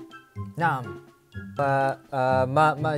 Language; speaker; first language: Arabic; non-native, learner; Japanese